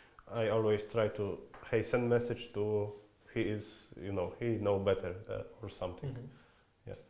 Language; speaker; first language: English; non-native, fluent; Polish